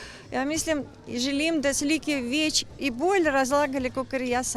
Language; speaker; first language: Slovenian; non-native, learner; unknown